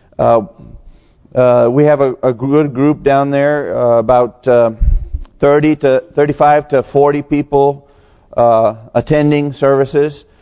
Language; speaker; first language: English; native; English